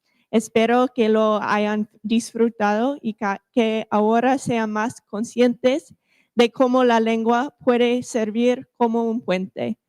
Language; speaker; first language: Spanish; non-native, fluent; English